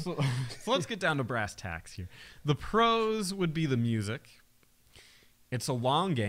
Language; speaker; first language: English; native; English